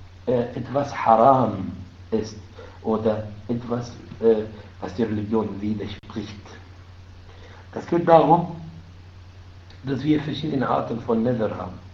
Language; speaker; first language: German; non-native, fluent; Arabic